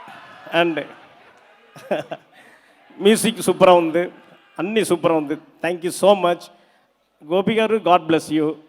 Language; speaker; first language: Telugu; non-native, fluent; Tamil